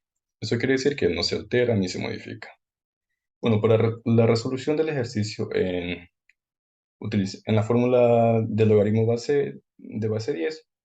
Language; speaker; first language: Spanish; native; Spanish